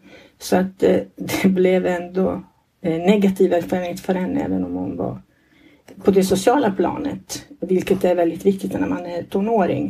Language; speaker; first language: Swedish; non-native, fluent; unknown